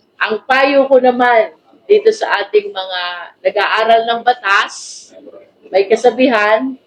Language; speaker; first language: Filipino; native; Filipino